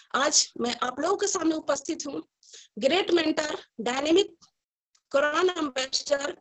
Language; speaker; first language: Hindi; native; Hindi